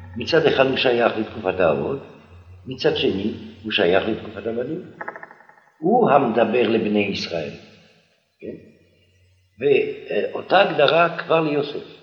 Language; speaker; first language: Hebrew; non-native, fluent; French